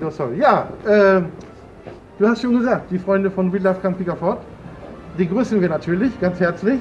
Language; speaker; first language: German; native; German